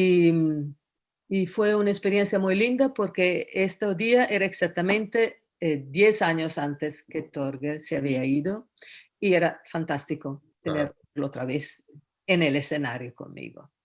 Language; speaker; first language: Spanish; non-native, fluent; Italian